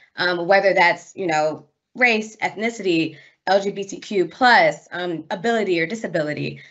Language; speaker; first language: English; native; English